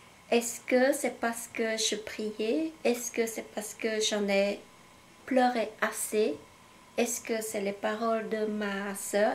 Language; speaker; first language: French; non-native, fluent; Khmer